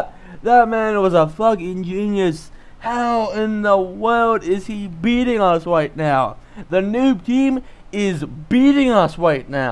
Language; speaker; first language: English; native; English